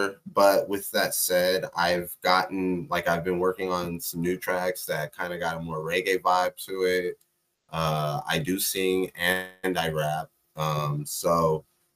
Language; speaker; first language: English; native; English